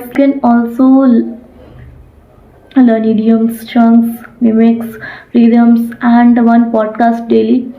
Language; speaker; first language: English; non-native, learner; Odia